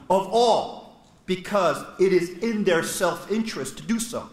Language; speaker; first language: English; non-native, fluent; Korean